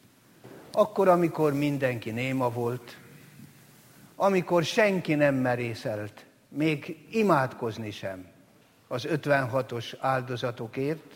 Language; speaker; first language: Hungarian; native; Hungarian